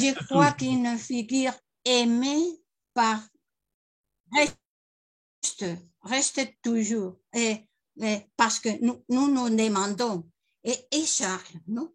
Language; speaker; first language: French; non-native, learner; Spanish